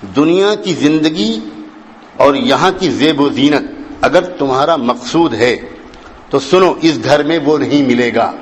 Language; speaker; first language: Urdu; native; Urdu